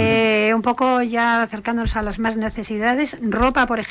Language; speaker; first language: Spanish; native; Spanish